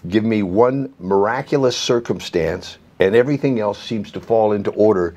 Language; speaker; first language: English; native; English